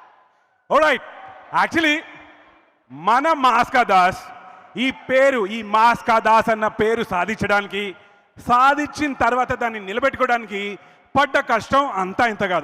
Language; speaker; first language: Telugu; native; Telugu